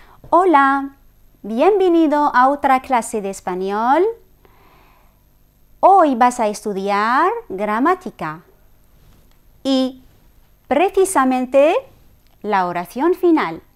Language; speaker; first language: Spanish; non-native, fluent; Arabic